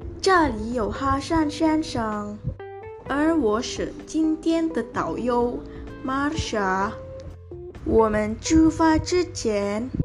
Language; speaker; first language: Chinese; non-native, learner; Indonesian